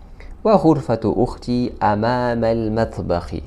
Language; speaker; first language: Arabic; non-native, fluent; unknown